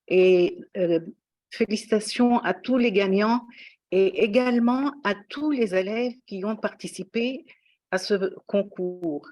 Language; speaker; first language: French; non-native, local second language; Arabic